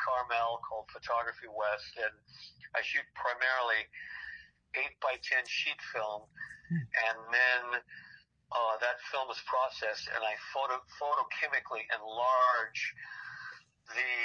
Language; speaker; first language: English; native; English